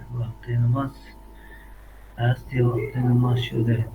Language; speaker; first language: Persian; non-native, learner; Urdu